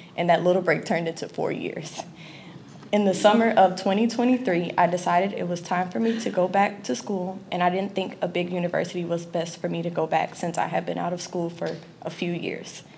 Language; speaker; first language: English; native; English